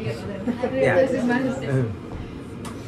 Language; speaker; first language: English; non-native, learner; Spanish